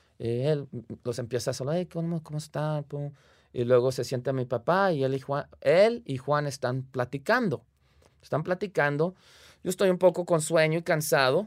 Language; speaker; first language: Spanish; early bilingual, heritage; Spanish